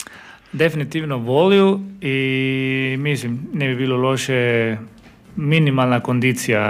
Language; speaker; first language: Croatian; non-native, learner; Spanish